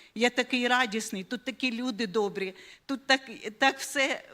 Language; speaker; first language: Ukrainian; native; Ukrainian